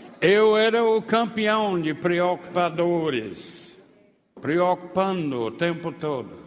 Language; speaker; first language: Portuguese; non-native, fluent; English